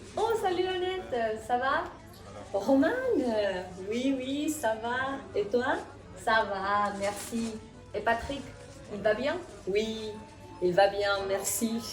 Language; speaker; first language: French; non-native, fluent; Spanish